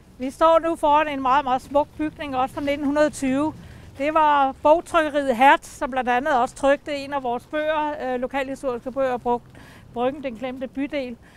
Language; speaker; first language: Danish; native; Danish